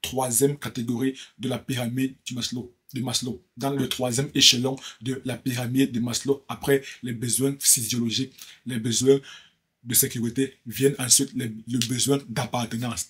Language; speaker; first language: French; native; French